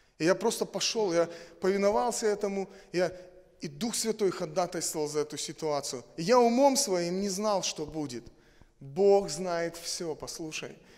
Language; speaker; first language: Russian; native; Russian